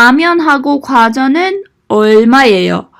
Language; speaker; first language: Korean; non-native, fluent; Persian